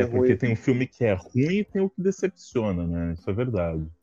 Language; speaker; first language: Portuguese; native; Portuguese